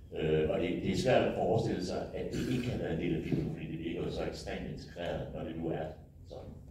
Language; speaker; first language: Danish; native; Danish